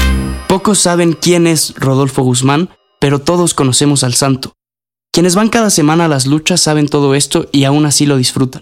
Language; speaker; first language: Spanish; native; Spanish